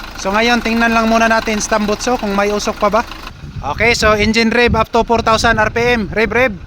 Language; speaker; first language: Filipino; non-native, local second language; Cebuano